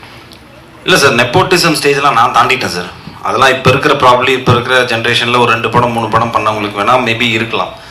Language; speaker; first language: Tamil; native; Tamil